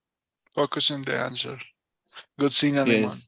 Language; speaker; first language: English; non-native, learner; Spanish